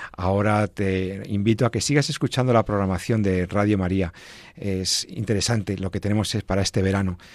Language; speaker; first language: Spanish; native; Spanish